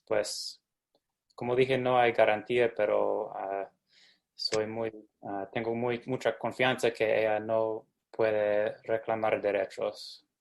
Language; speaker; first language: Spanish; non-native, fluent; English